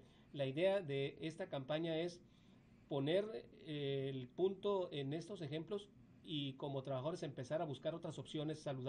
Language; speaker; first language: Spanish; native; Spanish